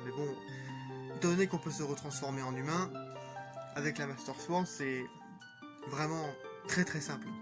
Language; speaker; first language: French; native; French